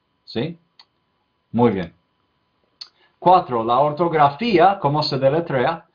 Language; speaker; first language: Spanish; non-native, fluent; English